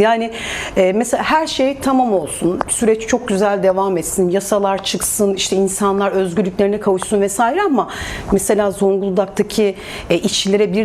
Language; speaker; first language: Turkish; native; Turkish